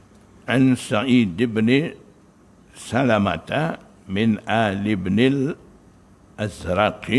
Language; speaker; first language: Arabic; non-native, fluent; Malay